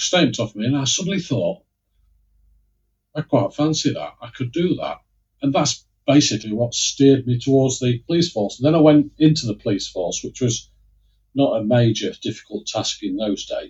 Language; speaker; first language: English; native; English